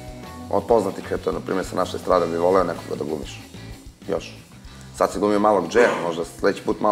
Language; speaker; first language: Serbian; native; Serbian